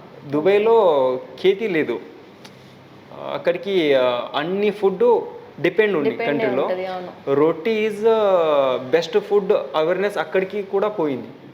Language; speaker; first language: Telugu; non-native, local second language; Hindi